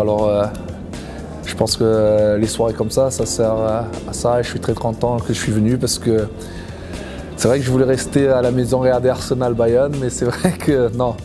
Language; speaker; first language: French; non-native, fluent; English